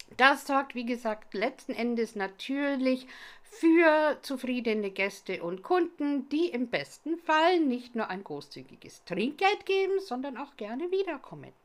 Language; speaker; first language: German; non-native, fluent; English